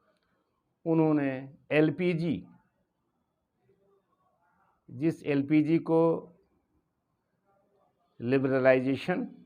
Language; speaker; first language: Hindi; native; Hindi